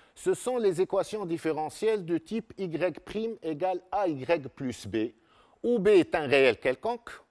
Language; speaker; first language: French; non-native, local second language; Arabic